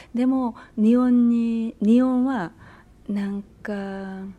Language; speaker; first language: Japanese; non-native, learner; Korean